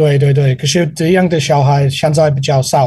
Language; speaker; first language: Chinese; non-native, learner; English